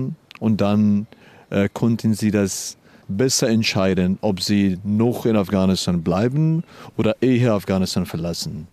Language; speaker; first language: German; non-native, fluent; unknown